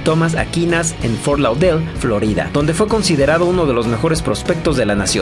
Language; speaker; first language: Spanish; native; Spanish